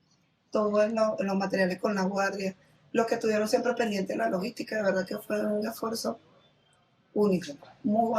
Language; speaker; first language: Spanish; native; Spanish